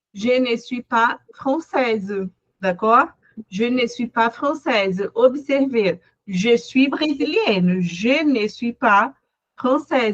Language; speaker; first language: French; non-native, fluent; Portuguese